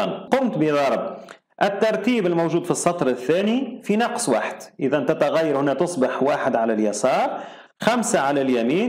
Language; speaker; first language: Arabic; native; Arabic